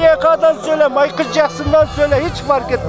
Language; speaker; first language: Turkish; native; Turkish